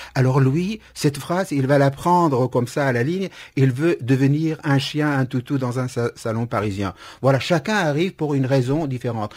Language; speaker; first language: French; non-native, fluent; Kurdish